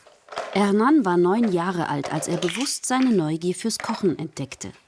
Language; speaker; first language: German; native; German